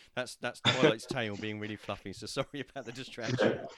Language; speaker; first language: English; native; English